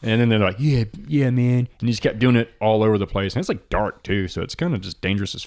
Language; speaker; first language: English; native; English